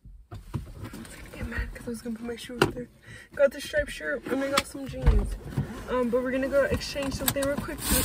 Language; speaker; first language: English; early bilingual, other home language; Spanish